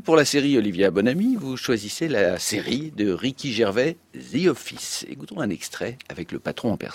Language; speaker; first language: French; native; French